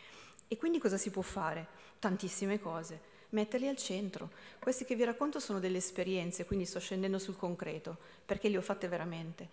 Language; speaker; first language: Italian; native; Italian